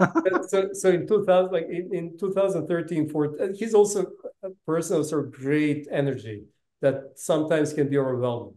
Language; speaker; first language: English; non-native, fluent; Bosnian